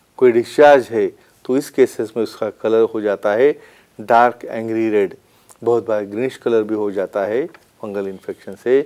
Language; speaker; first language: Hindi; non-native, local second language; Marathi